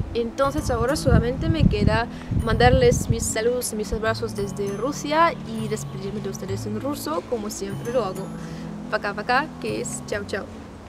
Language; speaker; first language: Spanish; non-native, fluent; Russian